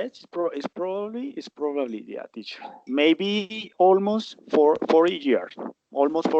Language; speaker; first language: English; non-native, learner; Spanish